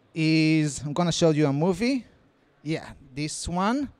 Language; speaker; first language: English; non-native, fluent; Hebrew